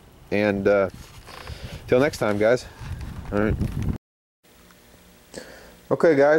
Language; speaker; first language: English; native; English